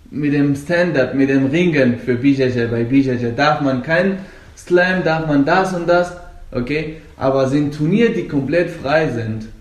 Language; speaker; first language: German; non-native, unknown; Persian